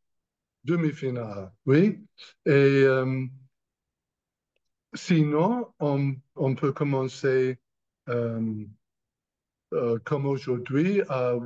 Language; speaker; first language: French; non-native, learner; English